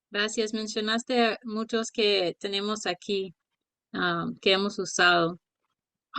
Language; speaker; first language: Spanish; early bilingual, heritage; Spanish